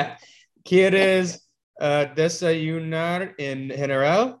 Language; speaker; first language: Spanish; non-native, learner; English